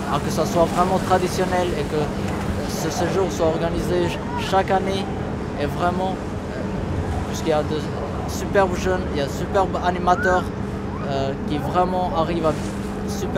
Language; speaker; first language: French; non-native, fluent; Albanian